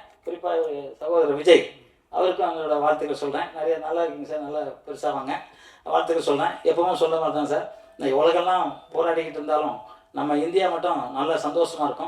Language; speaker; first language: Tamil; native; Tamil